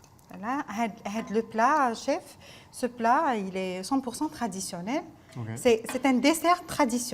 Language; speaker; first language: French; non-native, local second language; Arabic